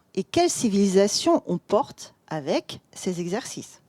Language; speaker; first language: French; native; French